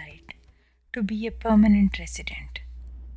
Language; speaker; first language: English; non-native, local second language; Tamil